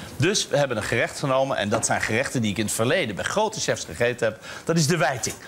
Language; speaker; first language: Dutch; native; Dutch